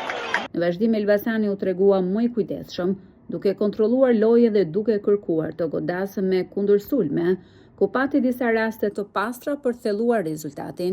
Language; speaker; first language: Albanian; native; Albanian